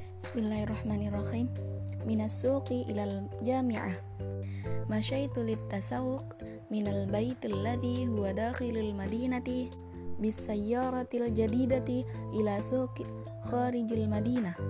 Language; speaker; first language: Arabic; non-native, learner; Indonesian